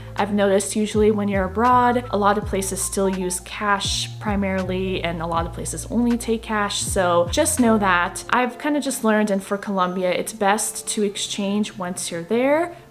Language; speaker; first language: English; native; English